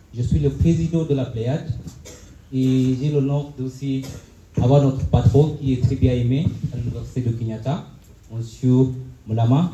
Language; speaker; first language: French; non-native, fluent; Swahili